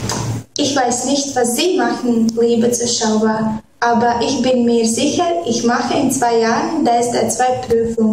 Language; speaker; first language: German; non-native, learner; Latvian